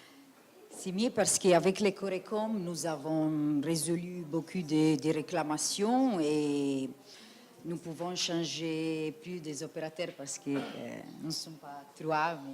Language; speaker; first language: French; non-native, fluent; Italian